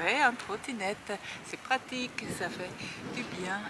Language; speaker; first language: French; non-native, fluent; German